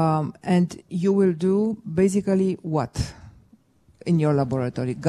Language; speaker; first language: English; non-native, fluent; Romanian